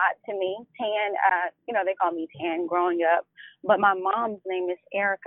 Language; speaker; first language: English; native; English